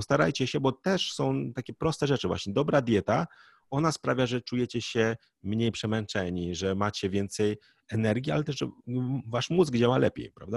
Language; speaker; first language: Polish; native; Polish